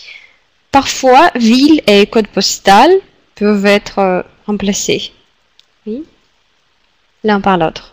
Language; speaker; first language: French; non-native, fluent; Russian